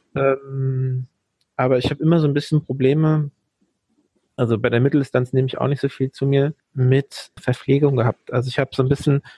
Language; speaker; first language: German; native; German